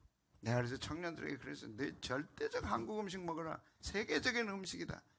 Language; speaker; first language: Korean; native; Korean